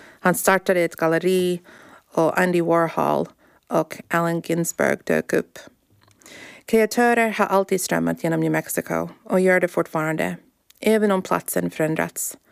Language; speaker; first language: Swedish; non-native, fluent; English